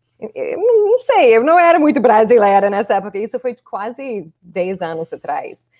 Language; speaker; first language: Portuguese; non-native, fluent; English